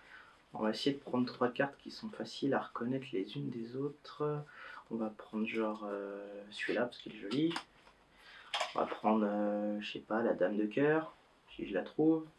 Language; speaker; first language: French; native; French